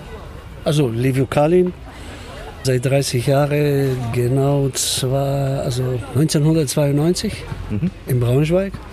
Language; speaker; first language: German; non-native, fluent; Romanian